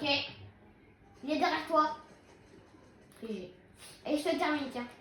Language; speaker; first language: French; native; French